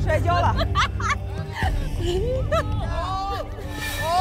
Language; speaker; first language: Chinese; native; Chinese